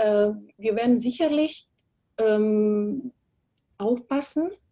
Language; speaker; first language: German; non-native, fluent; Indonesian